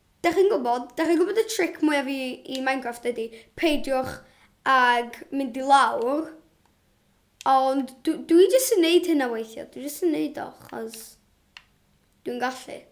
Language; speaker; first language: Welsh; non-native, local second language; English